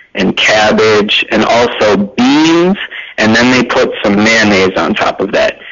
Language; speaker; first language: English; native; English